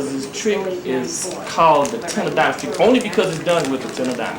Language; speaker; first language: English; native; English